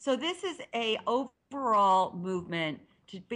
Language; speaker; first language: English; native; English